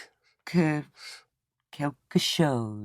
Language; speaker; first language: French; non-native, learner; English